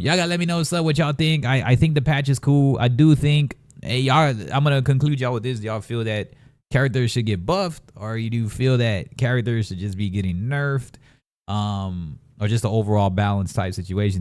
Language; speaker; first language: English; native; English